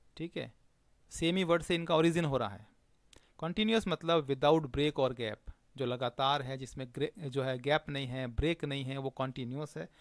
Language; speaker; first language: Hindi; native; Hindi